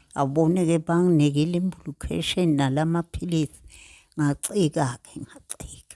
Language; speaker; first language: Zulu; native; Zulu